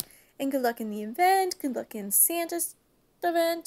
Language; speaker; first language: English; native; English